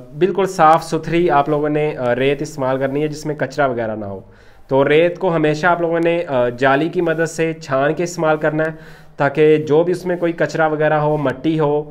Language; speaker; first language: Urdu; non-native, local second language; Punjabi